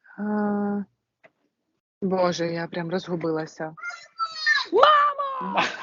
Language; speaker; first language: Ukrainian; non-native, local second language; Russian